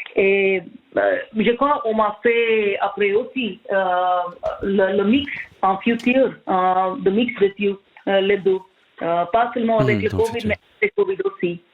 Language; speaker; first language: French; non-native, learner; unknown